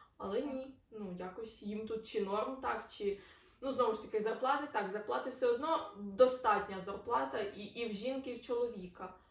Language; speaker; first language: Ukrainian; non-native, local second language; Russian